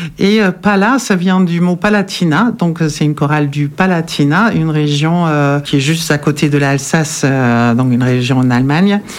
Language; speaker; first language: French; non-native, fluent; German